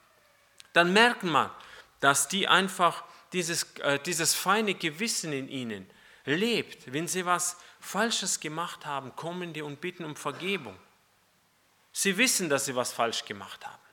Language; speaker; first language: German; non-native, fluent; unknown